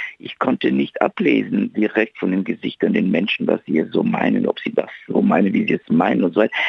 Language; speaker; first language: German; non-native, fluent; Bulgarian